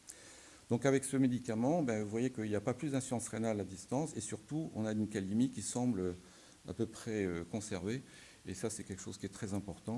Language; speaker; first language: French; native; French